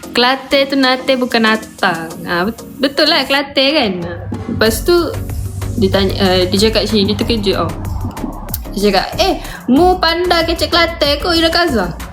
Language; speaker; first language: Malay; native; Malay